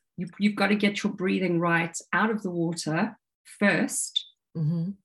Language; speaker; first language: English; native; English